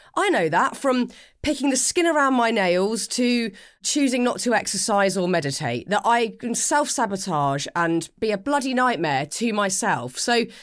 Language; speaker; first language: English; native; English